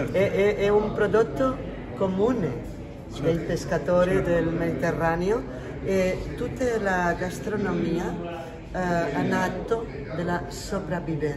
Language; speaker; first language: Italian; non-native, learner; Catalan